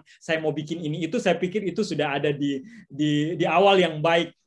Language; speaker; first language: Indonesian; native; Indonesian